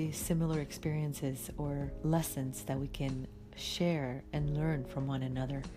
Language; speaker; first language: English; non-native, fluent; Romanian